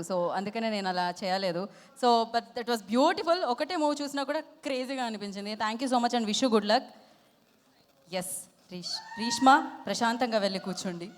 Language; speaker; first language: Telugu; native; Telugu